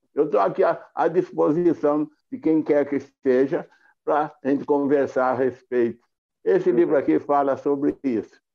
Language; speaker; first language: Portuguese; native; Portuguese